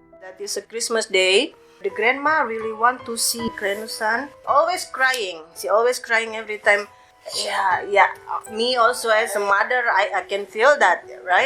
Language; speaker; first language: English; non-native, learner; Indonesian